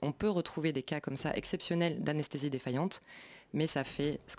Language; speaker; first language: French; native; French